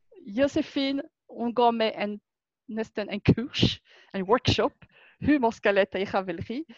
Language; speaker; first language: Swedish; non-native, fluent; French